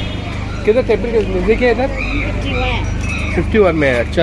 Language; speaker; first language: Hindi; non-native, local second language; Telugu